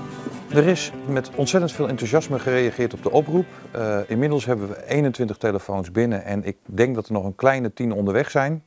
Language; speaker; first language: Dutch; native; Dutch